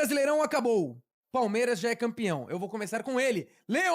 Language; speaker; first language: Portuguese; native; Portuguese